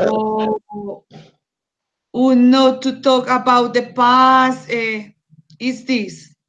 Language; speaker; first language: English; non-native, learner; Spanish